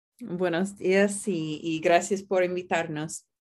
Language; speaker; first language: Spanish; non-native, fluent; English